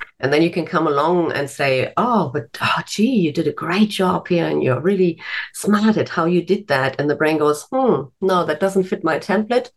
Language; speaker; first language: English; non-native, fluent; German